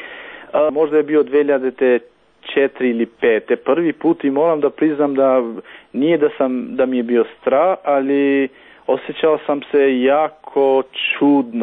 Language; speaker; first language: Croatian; non-native, local second language; Albanian